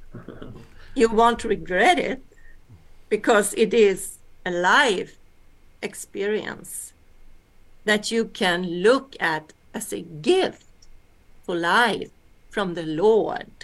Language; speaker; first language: English; early bilingual, other home language; Swedish